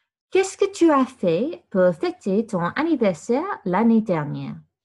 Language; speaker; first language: French; non-native, fluent; English